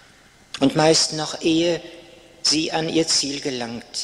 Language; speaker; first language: German; native; German